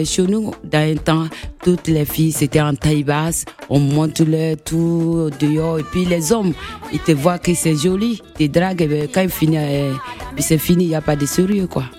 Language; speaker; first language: French; non-native, local second language; Mandingo